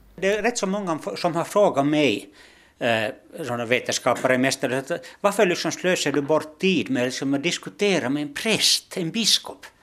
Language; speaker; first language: Swedish; non-native, local second language; Finnish